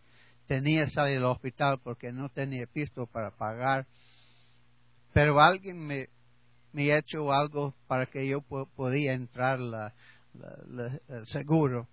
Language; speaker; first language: Spanish; non-native, learner; English